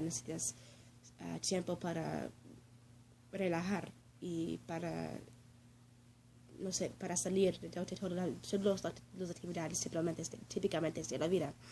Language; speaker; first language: Spanish; non-native, learner; English